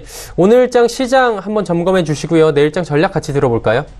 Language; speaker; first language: Korean; native; Korean